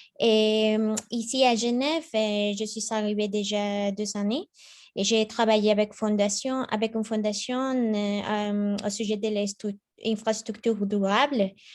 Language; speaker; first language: French; non-native, learner; Spanish